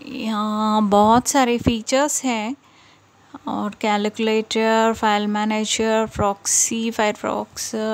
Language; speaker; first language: Hindi; non-native, local second language; Telugu